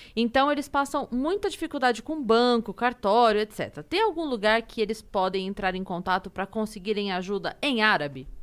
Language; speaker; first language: Portuguese; native; Portuguese